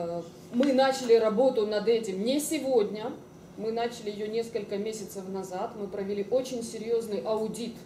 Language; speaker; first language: Russian; native; Russian